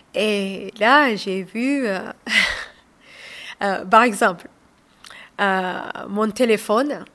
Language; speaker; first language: French; non-native, fluent; Arabic